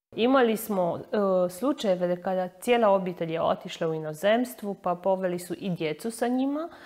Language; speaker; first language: Croatian; early bilingual, heritage; Croatian